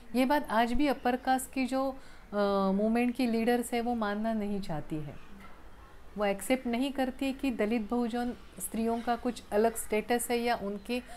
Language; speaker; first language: Hindi; non-native, local second language; Marathi